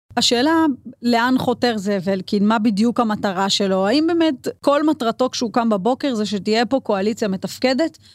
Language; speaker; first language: Hebrew; native; Hebrew